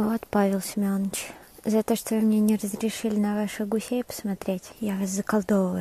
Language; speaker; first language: Russian; native; Russian